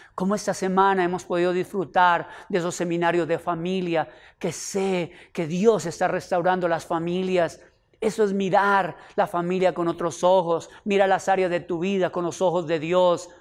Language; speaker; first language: Spanish; native; Spanish